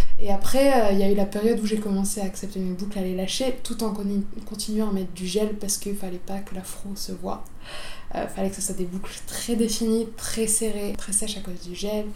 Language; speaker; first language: French; native; French